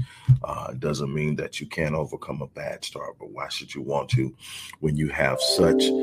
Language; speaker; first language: English; native; English